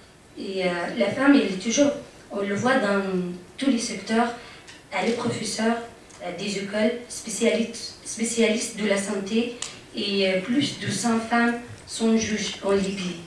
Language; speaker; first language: French; non-native, fluent; Arabic